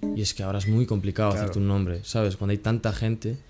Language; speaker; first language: Spanish; native; Spanish